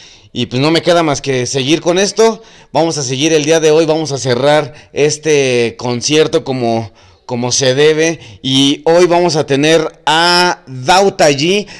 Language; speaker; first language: Spanish; native; Spanish